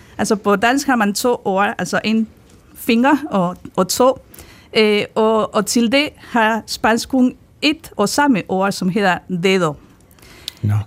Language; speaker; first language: Danish; non-native, fluent; Spanish